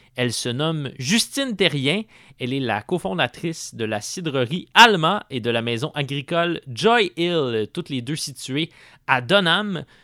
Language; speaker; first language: French; native; French